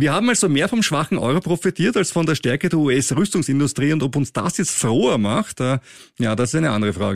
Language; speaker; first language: German; native; German